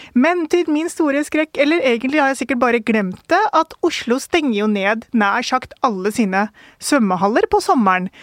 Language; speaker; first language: Norwegian; early bilingual, other home language; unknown